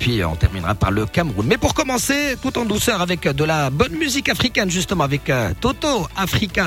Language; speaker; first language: French; non-native, local second language; Arabic